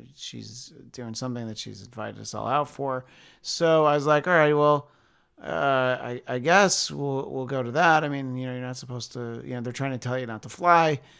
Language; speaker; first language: English; native; English